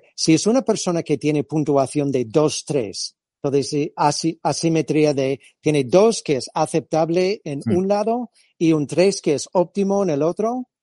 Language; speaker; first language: Spanish; non-native, fluent; English